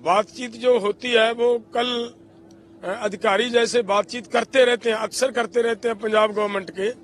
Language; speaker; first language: Hindi; non-native, local second language; Punjabi